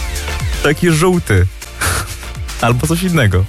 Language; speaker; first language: Polish; native; Polish